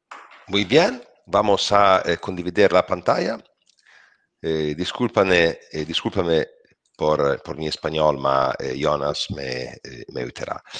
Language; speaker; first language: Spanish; non-native, learner; Italian